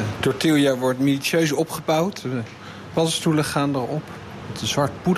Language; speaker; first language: Dutch; native; Dutch